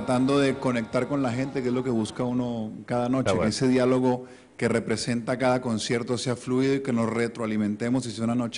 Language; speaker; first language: Spanish; native; Spanish